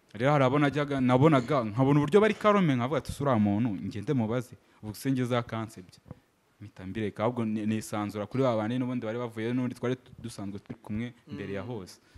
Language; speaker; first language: Kinyarwanda; native; Kinyarwanda